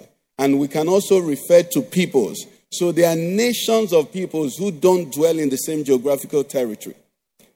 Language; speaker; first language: English; non-native, local second language; Igbo